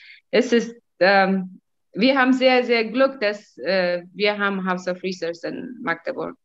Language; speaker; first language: German; non-native, fluent; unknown